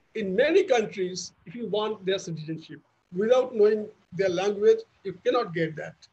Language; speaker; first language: English; non-native, local second language; Bangla